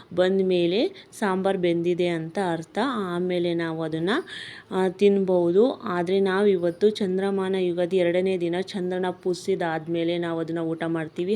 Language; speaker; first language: Kannada; non-native, local second language; Lambadi